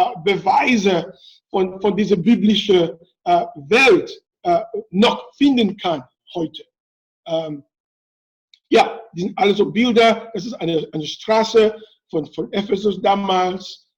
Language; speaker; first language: German; non-native, fluent; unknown